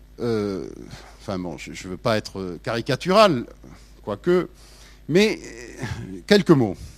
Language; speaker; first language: French; native; French